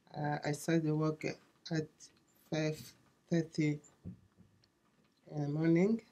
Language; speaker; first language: English; non-native, learner; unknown